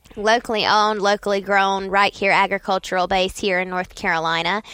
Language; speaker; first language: English; native; English